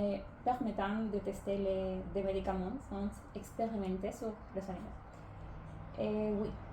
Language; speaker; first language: French; non-native, learner; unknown